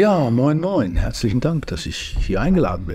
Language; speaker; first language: German; native; German